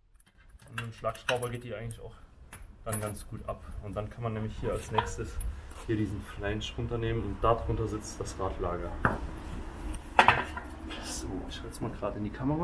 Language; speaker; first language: German; native; German